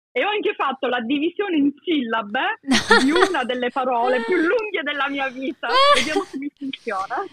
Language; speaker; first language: Italian; native; Italian